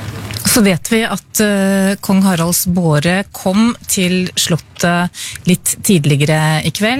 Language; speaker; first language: Norwegian; native; Norwegian